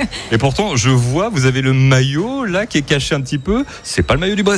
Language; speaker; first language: French; native; French